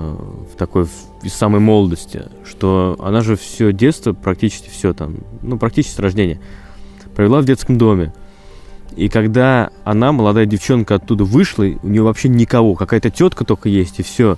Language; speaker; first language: Russian; native; Russian